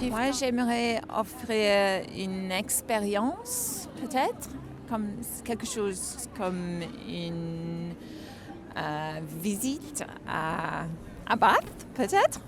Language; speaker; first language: French; non-native, learner; English